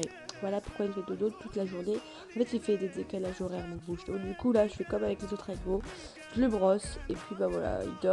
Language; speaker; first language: French; native; French